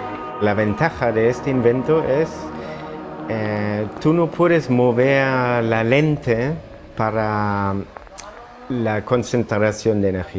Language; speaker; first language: Spanish; non-native, fluent; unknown